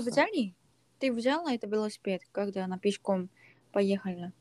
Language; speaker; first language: Russian; non-native, learner; Korean